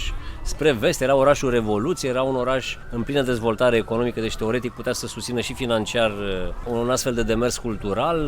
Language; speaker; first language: Romanian; native; Romanian